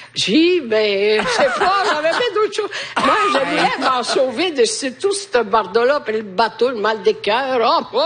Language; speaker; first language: French; non-native, fluent; Italian